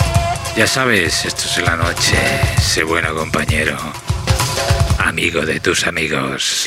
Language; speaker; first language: Spanish; native; Spanish